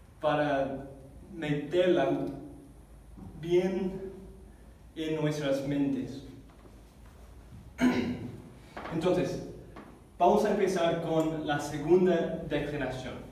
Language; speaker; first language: Spanish; non-native, fluent; English